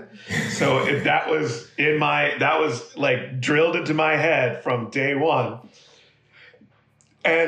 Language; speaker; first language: English; native; English